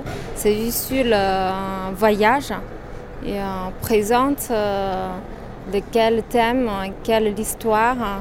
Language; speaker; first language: French; non-native, learner; Chinese